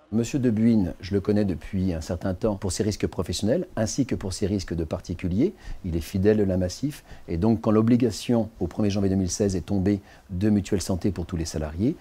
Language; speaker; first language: French; native; French